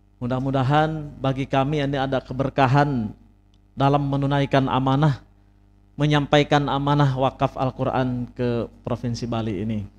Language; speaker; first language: Indonesian; native; Indonesian